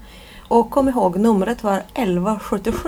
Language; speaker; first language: Swedish; non-native, fluent; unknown